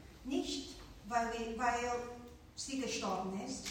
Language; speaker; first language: German; non-native, fluent; Chinese